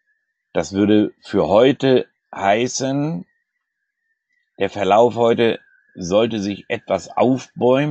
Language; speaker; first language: German; native; German